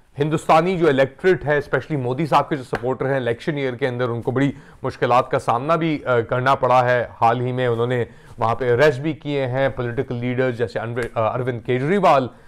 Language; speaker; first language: Urdu; native; Urdu